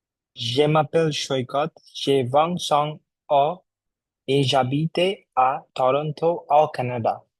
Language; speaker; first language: French; non-native, learner; Bangla